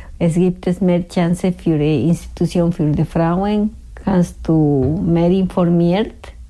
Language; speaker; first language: German; non-native, learner; Spanish